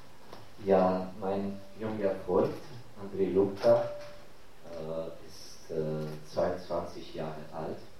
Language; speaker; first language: German; non-native, fluent; Ukrainian